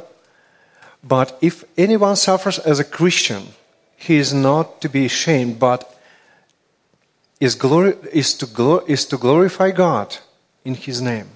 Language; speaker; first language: English; non-native, fluent; Russian